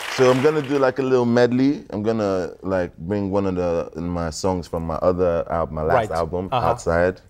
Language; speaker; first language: English; non-native, local second language; Yoruba